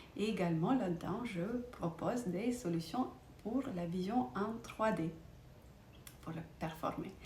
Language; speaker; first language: French; non-native, fluent; Russian